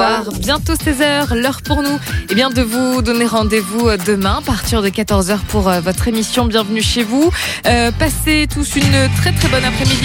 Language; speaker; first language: French; native; French